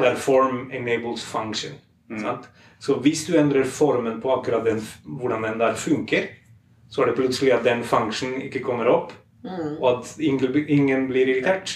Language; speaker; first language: Norwegian; non-native, fluent; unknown